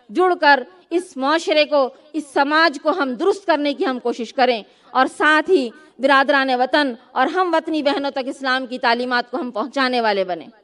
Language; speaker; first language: Urdu; native; Urdu